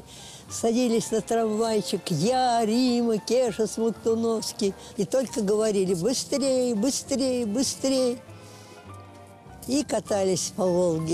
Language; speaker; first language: Russian; native; Russian